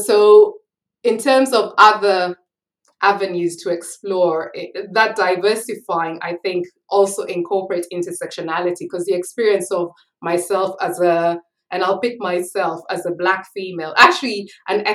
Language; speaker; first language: English; native; English